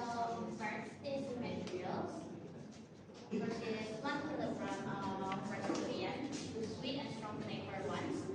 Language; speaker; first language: English; non-native, learner; Indonesian